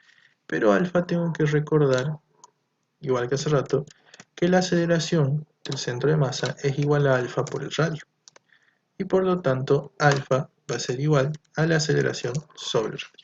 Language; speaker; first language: Spanish; native; Spanish